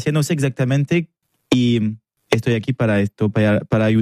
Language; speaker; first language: Spanish; non-native, learner; French